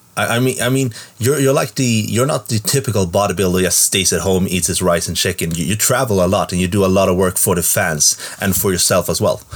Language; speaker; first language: English; non-native, fluent; Swedish